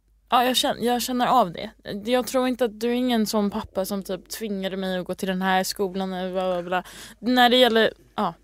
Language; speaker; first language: Swedish; early bilingual, other home language; English